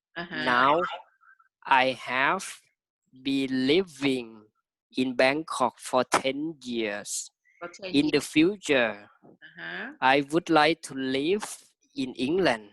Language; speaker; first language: English; non-native, learner; Thai